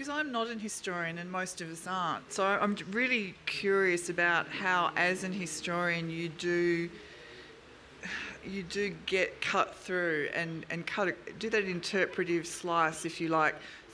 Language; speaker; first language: English; native; English